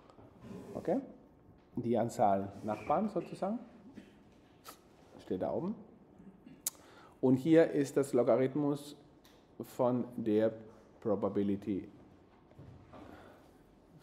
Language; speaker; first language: German; non-native, fluent; Spanish